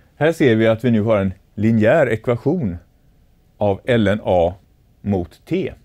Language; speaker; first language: Swedish; native; Swedish